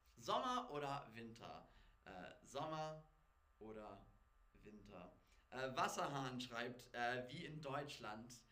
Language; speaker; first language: German; non-native, fluent; English